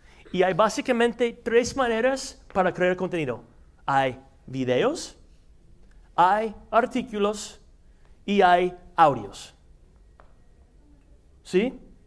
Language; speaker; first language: Spanish; non-native, fluent; English